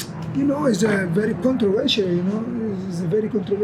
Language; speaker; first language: English; non-native, learner; Spanish